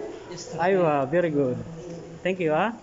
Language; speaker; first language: English; non-native, learner; Filipino